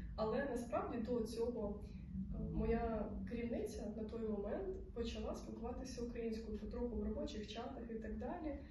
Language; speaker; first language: Ukrainian; non-native, local second language; Russian